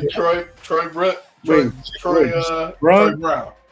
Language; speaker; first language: English; native; English